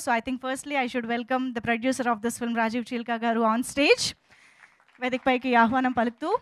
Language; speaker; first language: Telugu; native; Telugu